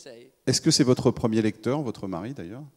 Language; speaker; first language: French; native; French